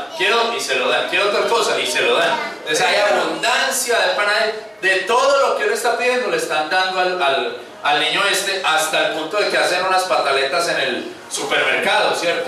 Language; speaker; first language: Spanish; native; Spanish